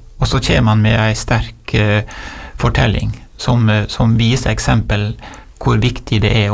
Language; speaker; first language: Norwegian; native; Norwegian